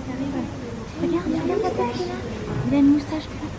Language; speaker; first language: French; native; French